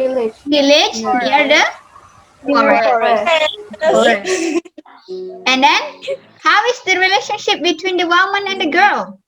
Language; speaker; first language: English; non-native, fluent; Indonesian